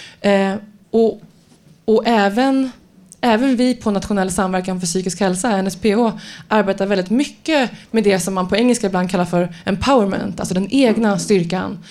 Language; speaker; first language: Swedish; native; Swedish